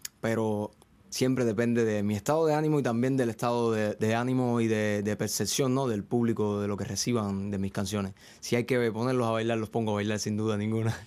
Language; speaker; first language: Spanish; native; Spanish